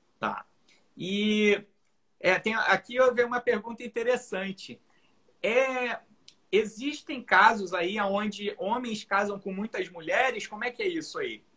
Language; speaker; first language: Portuguese; native; Portuguese